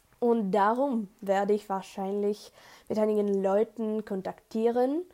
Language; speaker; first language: German; non-native, learner; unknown